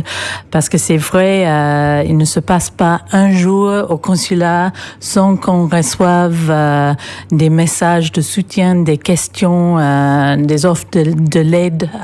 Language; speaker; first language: French; non-native, fluent; English